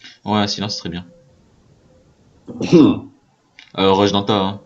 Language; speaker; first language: French; native; French